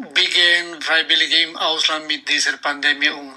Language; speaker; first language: German; non-native, learner; Spanish